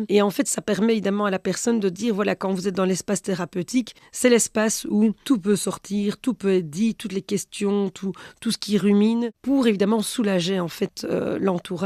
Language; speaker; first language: French; native; French